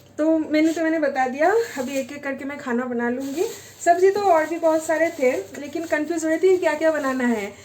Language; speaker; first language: Hindi; non-native, local second language; Bangla